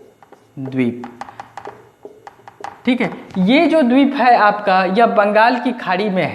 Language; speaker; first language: Hindi; native; Hindi